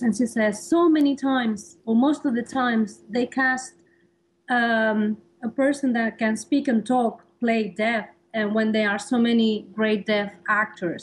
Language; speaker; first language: English; non-native, fluent; Spanish